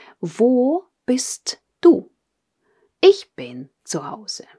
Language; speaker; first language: German; non-native, fluent; Russian